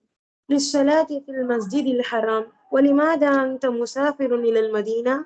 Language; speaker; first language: Arabic; non-native, learner; Tamil